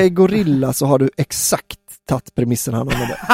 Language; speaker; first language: Swedish; native; Swedish